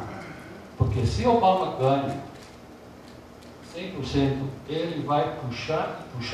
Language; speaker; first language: Portuguese; early bilingual, heritage; Portuguese